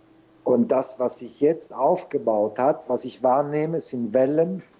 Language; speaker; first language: German; non-native, fluent; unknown